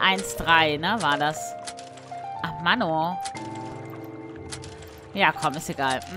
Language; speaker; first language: German; native; German